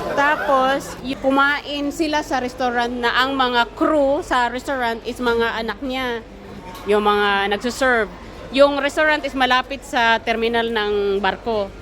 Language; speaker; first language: Filipino; non-native, local second language; Waray